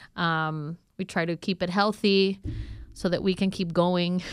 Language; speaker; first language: English; non-native, fluent; Spanish